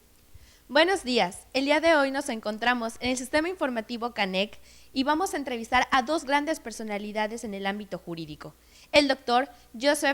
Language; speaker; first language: Spanish; native; Spanish